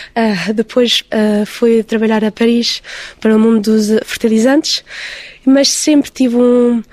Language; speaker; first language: Portuguese; early bilingual, heritage; Portuguese